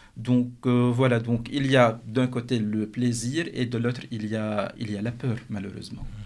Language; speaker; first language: French; non-native, fluent; Arabic